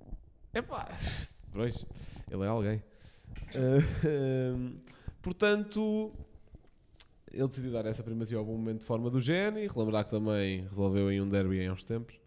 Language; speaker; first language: Portuguese; native; Portuguese